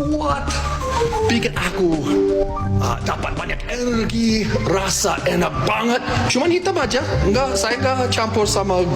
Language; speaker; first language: Indonesian; non-native, fluent; English